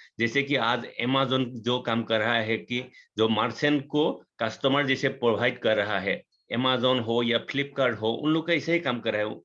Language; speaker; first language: Hindi; non-native, local second language; Assamese